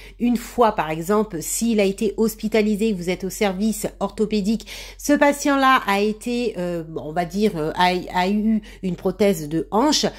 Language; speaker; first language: French; native; French